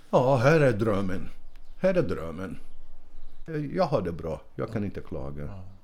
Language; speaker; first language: Swedish; non-native, fluent; Portuguese